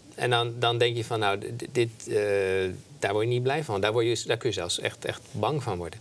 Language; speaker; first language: Dutch; native; Dutch